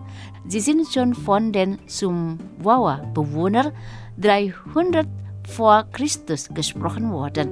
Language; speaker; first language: German; non-native, fluent; Indonesian